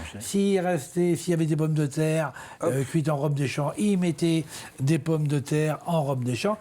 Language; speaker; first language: French; native; French